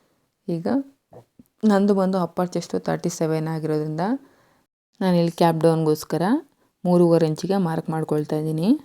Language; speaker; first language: Kannada; native; Kannada